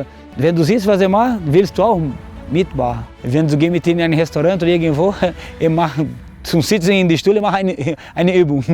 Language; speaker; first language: German; non-native, learner; Portuguese